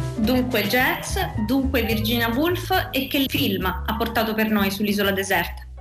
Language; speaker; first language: Italian; native; Italian